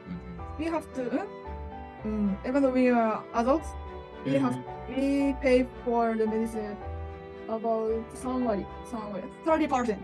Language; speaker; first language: English; non-native, learner; Japanese